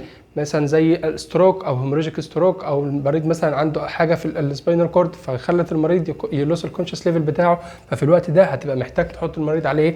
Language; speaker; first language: Arabic; native; Arabic